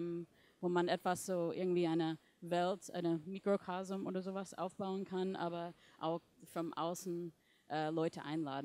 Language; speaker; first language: German; non-native, fluent; English